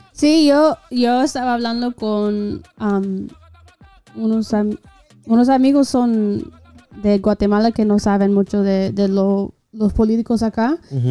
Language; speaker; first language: Spanish; non-native, fluent; English